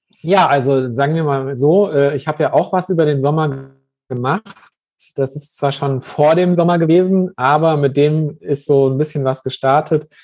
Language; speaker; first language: German; native; German